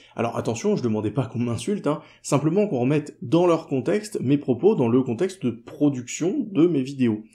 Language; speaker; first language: French; native; French